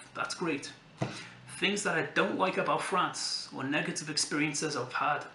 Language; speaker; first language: English; native; English